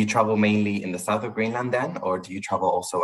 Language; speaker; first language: English; non-native, fluent; Spanish